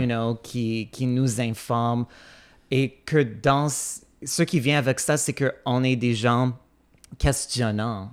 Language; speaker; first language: French; non-native, fluent; English